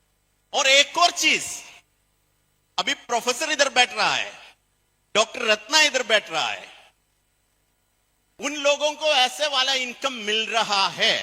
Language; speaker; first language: Hindi; non-native, local second language; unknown